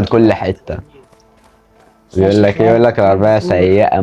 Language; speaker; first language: Arabic; native; Arabic